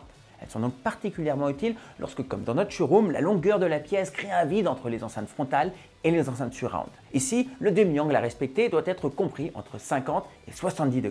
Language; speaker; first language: French; native; French